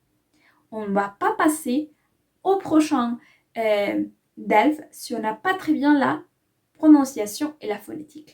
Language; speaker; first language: French; non-native, fluent; Spanish